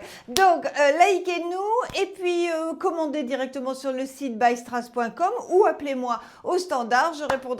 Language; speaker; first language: French; native; French